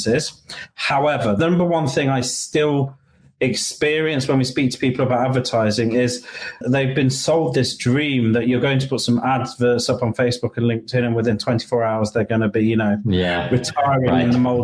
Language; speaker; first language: English; native; English